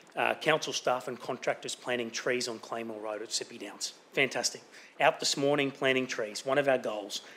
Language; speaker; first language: English; native; English